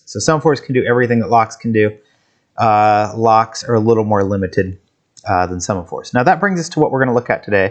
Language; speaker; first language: English; native; English